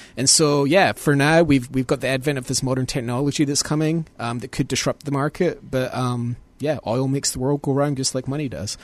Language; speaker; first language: English; native; English